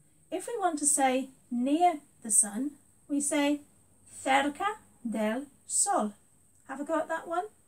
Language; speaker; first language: English; native; English